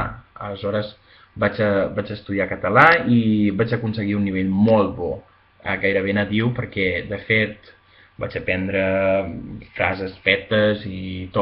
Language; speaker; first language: Catalan; non-native, local second language; Spanish